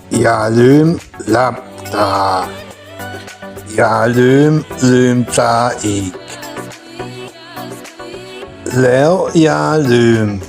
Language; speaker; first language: Thai; non-native, fluent; German